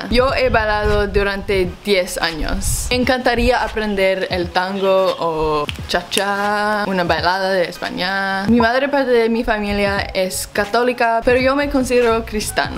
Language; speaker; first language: Spanish; non-native, learner; English